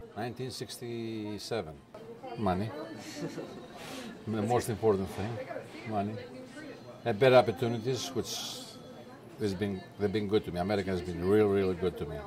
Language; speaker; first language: English; non-native, fluent; Greek